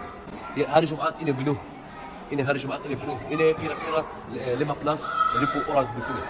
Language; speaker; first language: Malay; non-native, learner; Arabic